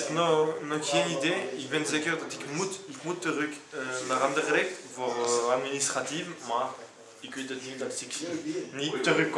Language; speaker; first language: Dutch; non-native, local second language; French